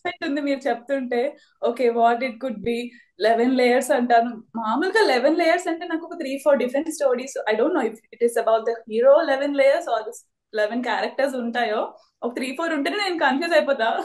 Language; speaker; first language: Telugu; native; Telugu